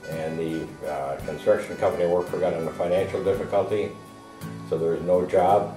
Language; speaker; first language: English; native; English